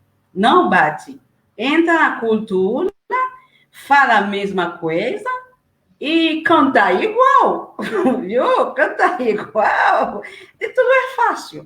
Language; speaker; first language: Portuguese; non-native, learner; Haitian Creole